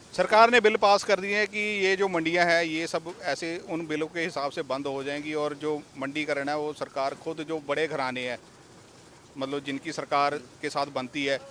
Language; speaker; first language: Hindi; non-native, local second language; Punjabi